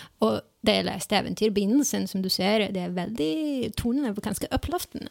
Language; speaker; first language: Norwegian; non-native, fluent; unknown